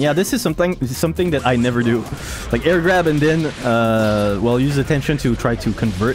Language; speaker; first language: English; non-native, fluent; French